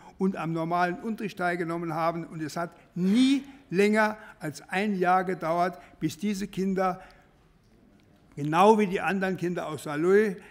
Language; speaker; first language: German; native; German